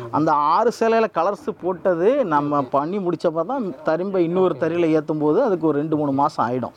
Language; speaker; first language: Tamil; non-native, local second language; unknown